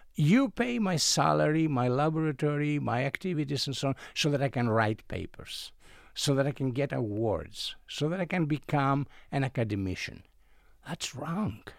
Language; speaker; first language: English; non-native, fluent; Greek